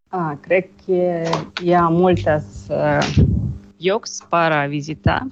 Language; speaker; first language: Catalan; non-native, learner; Russian